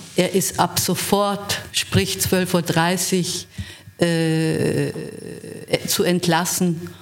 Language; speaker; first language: German; native; German